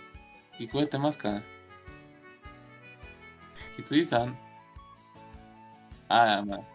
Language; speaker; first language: Japanese; non-native, learner; Spanish